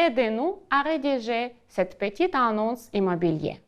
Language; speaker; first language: French; non-native, fluent; Ukrainian